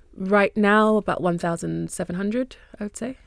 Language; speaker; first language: English; early bilingual, other home language; Yoruba